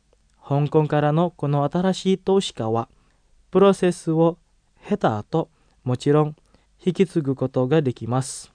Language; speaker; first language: Japanese; non-native, fluent; Indonesian